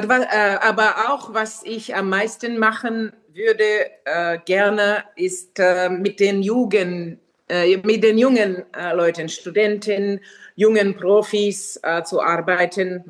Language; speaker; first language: German; non-native, fluent; Finnish